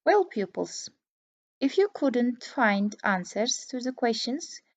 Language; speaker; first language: English; non-native, fluent; Kazakh